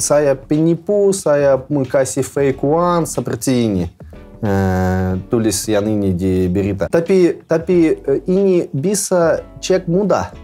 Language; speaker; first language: Indonesian; non-native, learner; Russian